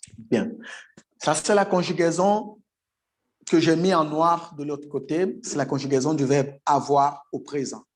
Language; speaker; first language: French; native; French